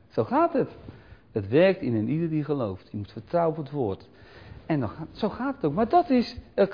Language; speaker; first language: Dutch; native; Dutch